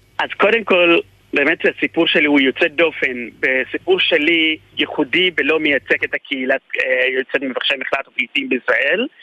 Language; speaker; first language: Hebrew; non-native, fluent; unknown